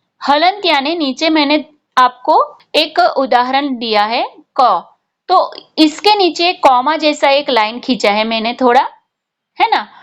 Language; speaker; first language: Hindi; non-native, local second language; Gujarati